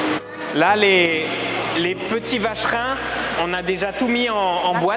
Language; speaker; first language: French; native; French